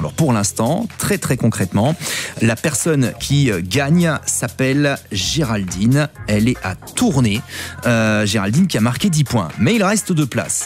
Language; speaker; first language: French; native; French